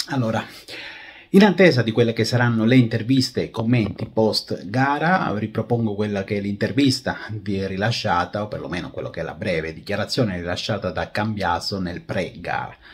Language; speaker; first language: Italian; native; Italian